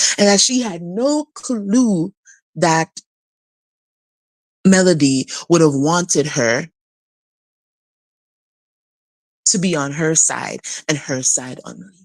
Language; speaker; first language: English; native; English